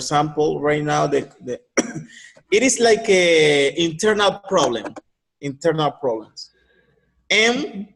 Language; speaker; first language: English; non-native, learner; Spanish